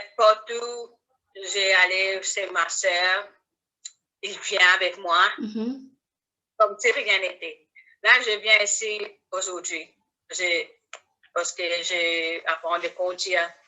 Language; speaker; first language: French; non-native, learner; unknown